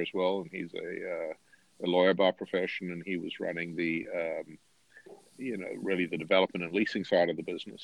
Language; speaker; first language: English; native; English